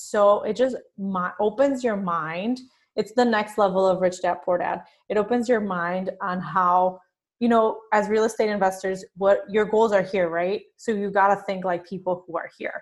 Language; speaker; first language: English; non-native, fluent; Spanish